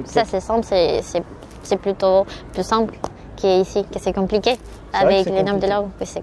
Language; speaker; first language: French; non-native, learner; Spanish